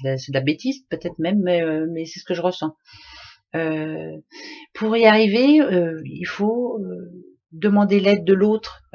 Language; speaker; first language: French; native; French